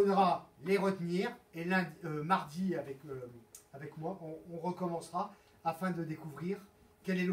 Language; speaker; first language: French; native; French